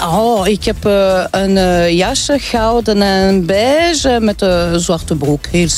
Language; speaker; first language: Dutch; non-native, local second language; French